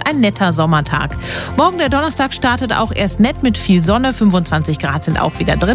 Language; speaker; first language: German; native; German